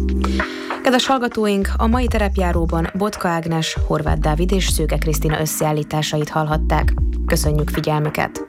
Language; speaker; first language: Hungarian; native; Hungarian